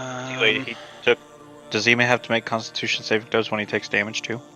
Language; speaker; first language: English; native; English